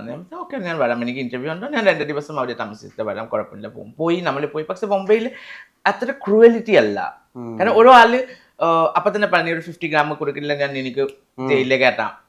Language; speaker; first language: Malayalam; non-native, fluent; Assamese